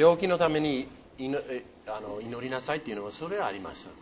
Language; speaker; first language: Japanese; non-native, learner; English